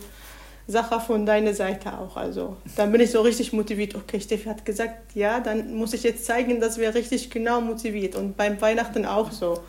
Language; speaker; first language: German; non-native, learner; Arabic